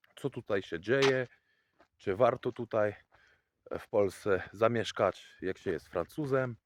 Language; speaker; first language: Polish; non-native, fluent; French